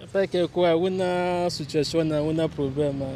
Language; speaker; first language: Italian; non-native, learner; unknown